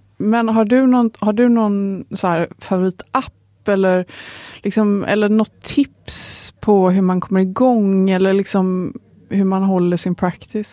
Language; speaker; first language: Swedish; native; Swedish